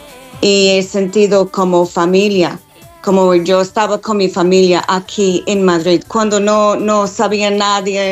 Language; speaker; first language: Spanish; non-native, fluent; English